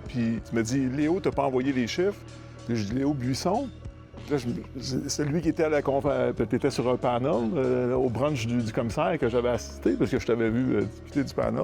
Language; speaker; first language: French; native; French